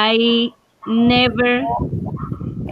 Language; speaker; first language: English; non-native, learner; Spanish